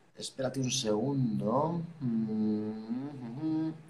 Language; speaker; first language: Spanish; native; Spanish